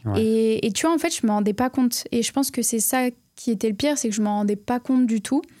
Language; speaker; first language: French; native; French